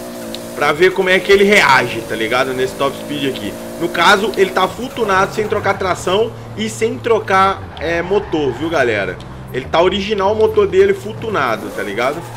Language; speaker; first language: Portuguese; native; Portuguese